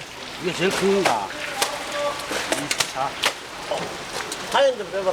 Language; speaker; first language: Korean; native; Korean